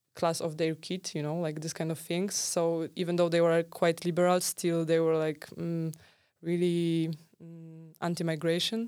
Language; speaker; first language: English; non-native, fluent; Polish